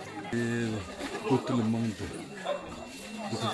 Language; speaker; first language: French; non-native, learner; Indonesian